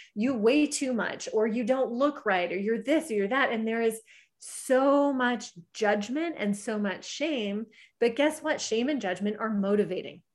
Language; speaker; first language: English; native; English